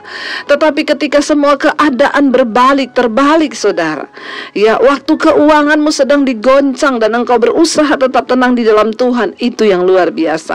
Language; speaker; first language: Indonesian; native; Indonesian